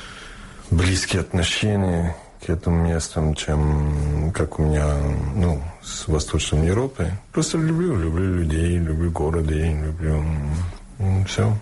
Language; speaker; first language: Russian; early bilingual, heritage; Russian